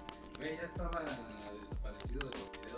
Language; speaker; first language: Spanish; native; Spanish